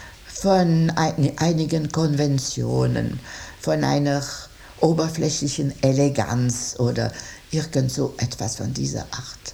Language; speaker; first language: German; non-native, local second language; French